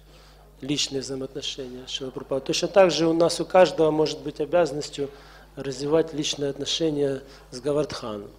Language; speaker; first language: Russian; native; Russian